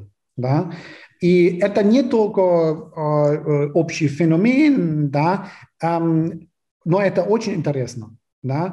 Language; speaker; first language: Russian; non-native, fluent; German